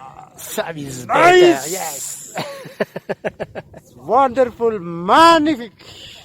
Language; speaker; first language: English; non-native, learner; French